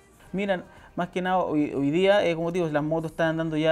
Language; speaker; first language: Spanish; native; Spanish